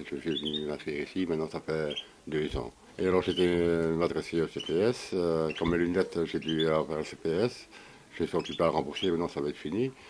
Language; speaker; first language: French; native; French